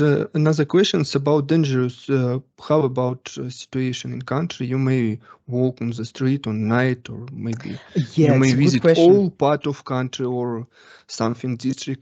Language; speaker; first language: English; non-native, learner; Russian